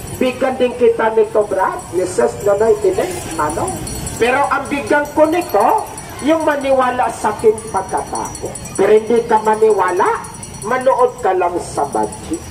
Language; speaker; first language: Filipino; non-native, local second language; Cebuano